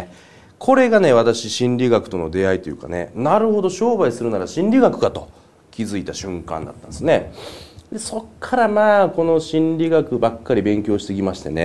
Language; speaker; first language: Japanese; native; Japanese